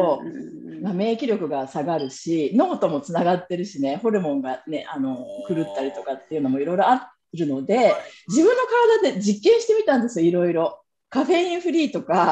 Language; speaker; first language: Japanese; native; Japanese